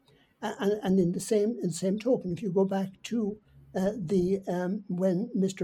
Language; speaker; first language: English; native; English